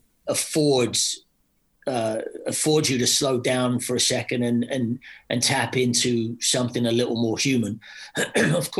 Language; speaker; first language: English; native; English